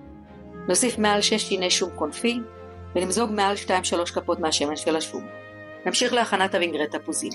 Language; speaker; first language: Hebrew; native; Hebrew